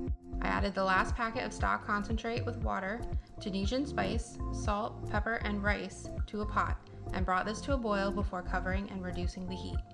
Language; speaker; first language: English; native; English